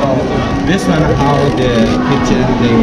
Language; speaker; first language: English; non-native, learner; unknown